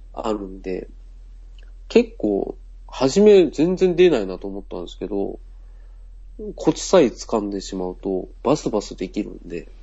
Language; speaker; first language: Japanese; native; Japanese